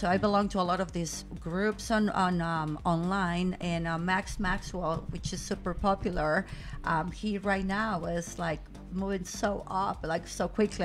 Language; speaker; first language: English; non-native, fluent; Spanish